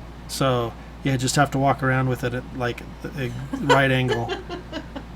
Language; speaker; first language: English; native; English